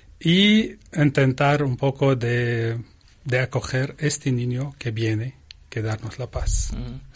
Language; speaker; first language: Spanish; non-native, learner; Arabic